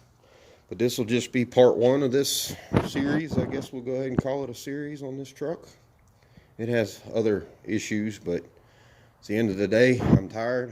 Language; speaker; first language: English; native; English